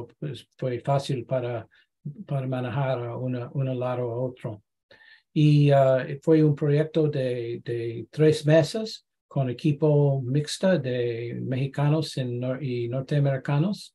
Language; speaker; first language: Spanish; non-native, learner; English